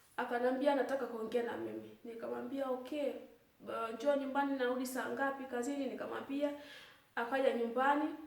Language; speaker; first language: Swahili; native; Swahili